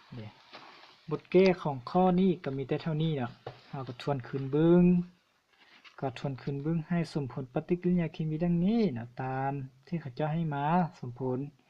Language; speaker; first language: Lao; non-native, local second language; Hmong